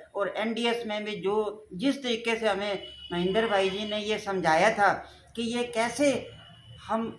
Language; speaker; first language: Hindi; native; Hindi